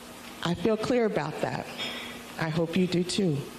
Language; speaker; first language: English; native; English